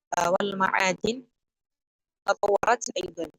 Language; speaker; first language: Arabic; non-native, learner; Indonesian